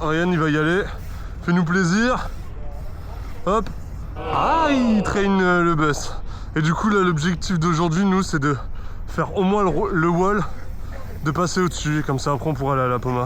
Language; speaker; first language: French; native; French